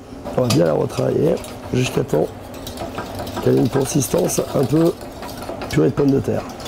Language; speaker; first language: French; native; French